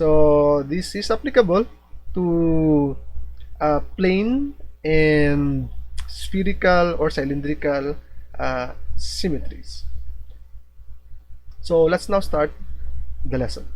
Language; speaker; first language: English; non-native, local second language; Filipino